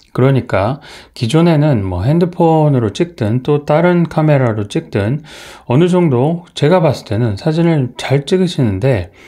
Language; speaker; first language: Korean; native; Korean